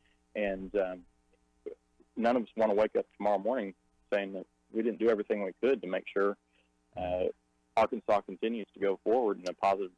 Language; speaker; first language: English; native; English